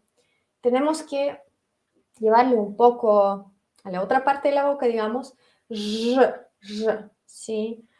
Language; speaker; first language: Spanish; non-native, fluent; Russian